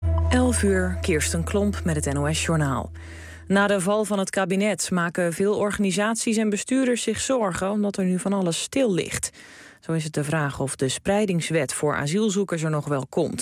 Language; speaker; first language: Dutch; native; Dutch